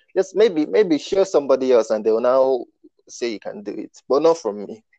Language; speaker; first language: English; non-native, local second language; Igbo